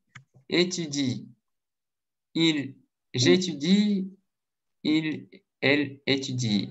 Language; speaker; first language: French; non-native, learner; Russian